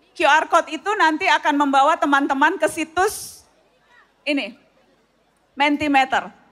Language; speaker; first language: Indonesian; native; Indonesian